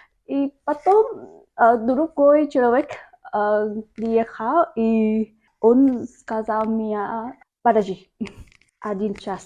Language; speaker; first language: Russian; non-native, learner; Vietnamese